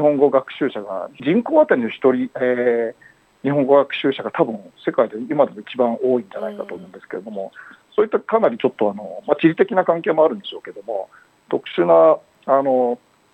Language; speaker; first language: Japanese; native; Japanese